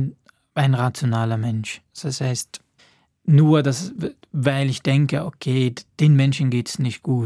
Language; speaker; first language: German; non-native, fluent; Arabic